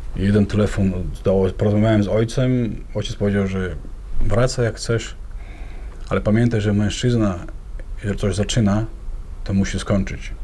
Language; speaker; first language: Polish; non-native, fluent; Chechen